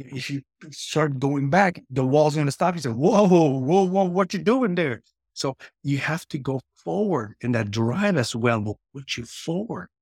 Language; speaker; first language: English; native; English